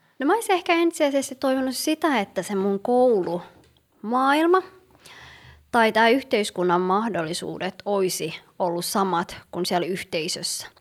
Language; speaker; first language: Finnish; early bilingual, other home language; Somali